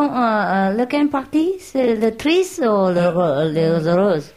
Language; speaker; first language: French; non-native, learner; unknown